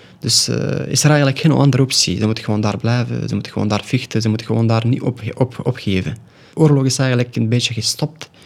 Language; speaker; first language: Dutch; non-native, learner; Pashto